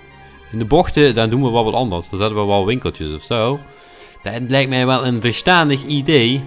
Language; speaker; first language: Dutch; native; Dutch